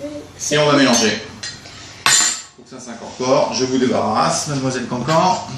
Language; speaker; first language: French; native; French